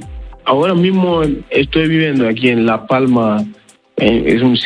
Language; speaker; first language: Spanish; non-native, learner; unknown